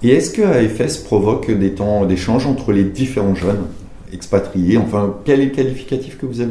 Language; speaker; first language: French; native; French